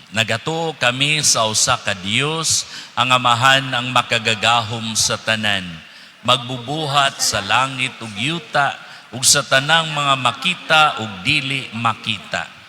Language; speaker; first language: Cebuano; native; Cebuano